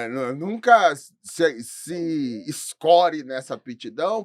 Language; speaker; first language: Portuguese; native; Portuguese